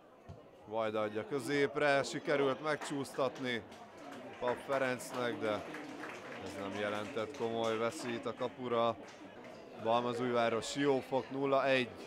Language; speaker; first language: Hungarian; native; Hungarian